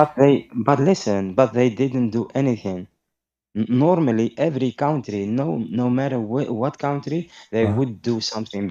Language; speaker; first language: English; non-native, fluent; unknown